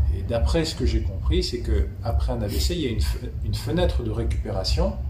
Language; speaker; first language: French; early bilingual, other home language; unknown